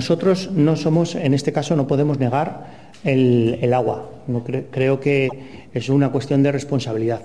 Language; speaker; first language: Spanish; native; Spanish